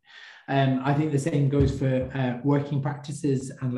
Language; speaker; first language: English; native; English